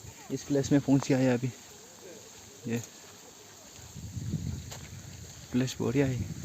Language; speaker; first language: Hindi; non-native, local second language; Assamese